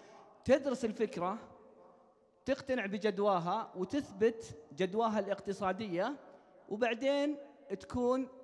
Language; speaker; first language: Arabic; native; Arabic